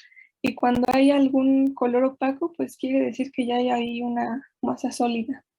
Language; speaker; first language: Spanish; native; Spanish